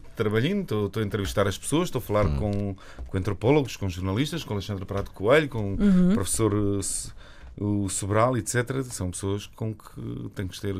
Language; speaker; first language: Portuguese; non-native, fluent; Bosnian